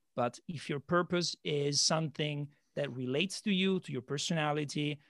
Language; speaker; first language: English; non-native, fluent; Italian